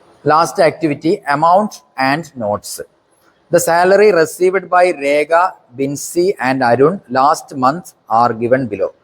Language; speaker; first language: English; non-native, local second language; Malayalam